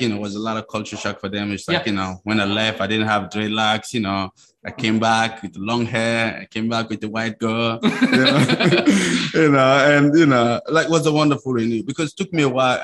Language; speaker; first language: English; non-native, fluent; Mossi